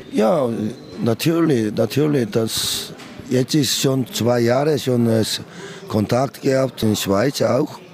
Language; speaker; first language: German; non-native, learner; Korean